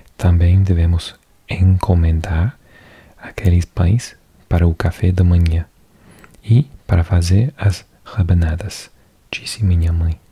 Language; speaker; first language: Portuguese; non-native, learner; English